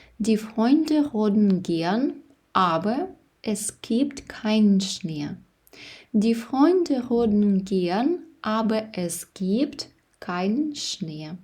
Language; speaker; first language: German; non-native, fluent; Ukrainian